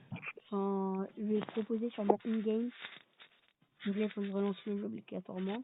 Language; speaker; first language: French; native; French